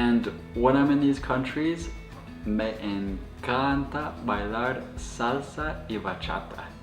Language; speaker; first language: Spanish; non-native, fluent; English